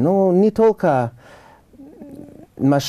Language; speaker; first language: Russian; non-native, learner; English